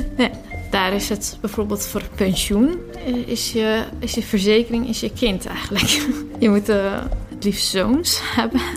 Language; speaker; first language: Dutch; early bilingual, other home language; Persian